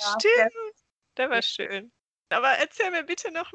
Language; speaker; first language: German; native; German